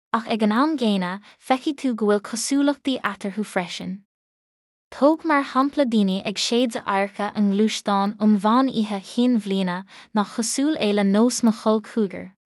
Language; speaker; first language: Irish; native; Irish